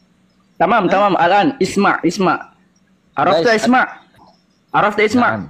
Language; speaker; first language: Arabic; non-native, learner; Indonesian